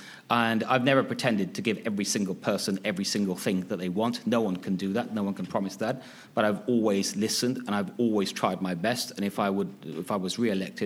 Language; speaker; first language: English; native; English